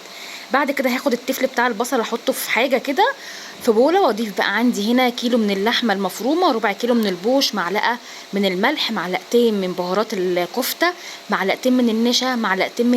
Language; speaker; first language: Arabic; native; Arabic